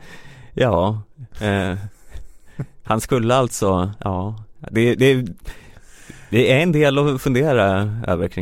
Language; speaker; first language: Swedish; native; Swedish